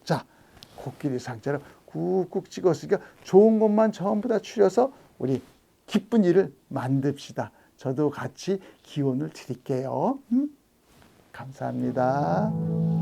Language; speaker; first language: Korean; native; Korean